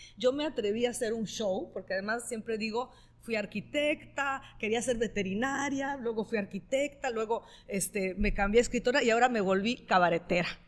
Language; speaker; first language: Spanish; non-native, fluent; Italian